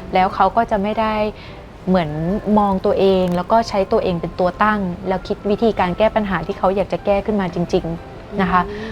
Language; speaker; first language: Thai; native; Thai